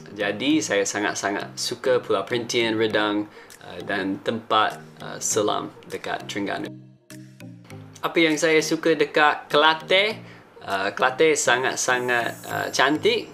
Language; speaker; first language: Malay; non-native, fluent; English